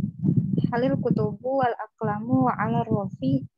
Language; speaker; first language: Arabic; non-native, learner; Indonesian